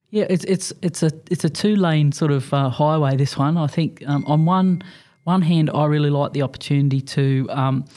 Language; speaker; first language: English; native; English